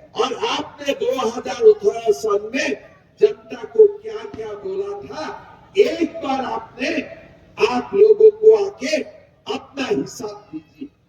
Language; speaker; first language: Hindi; non-native, local second language; Assamese